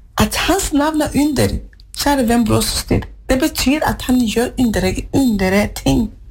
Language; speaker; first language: Norwegian; non-native, fluent; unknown